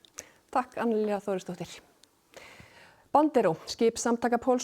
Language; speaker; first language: Icelandic; native; Icelandic